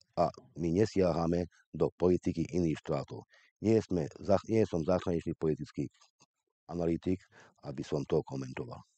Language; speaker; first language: Slovak; non-native, local second language; Hungarian